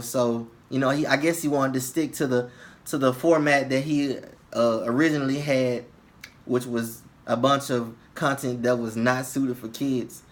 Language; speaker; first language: English; native; English